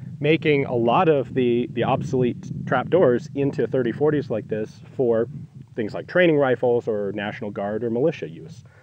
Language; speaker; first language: English; native; English